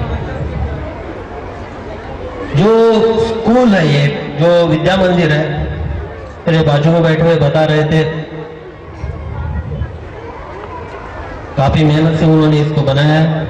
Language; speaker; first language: Hindi; non-native, local second language; Marathi